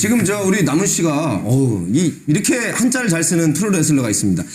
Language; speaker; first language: Korean; native; Korean